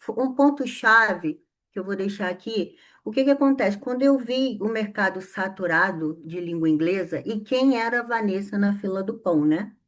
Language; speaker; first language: Portuguese; native; Portuguese